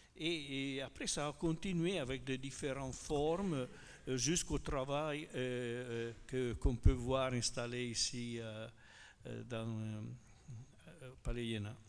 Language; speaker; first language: French; non-native, fluent; Italian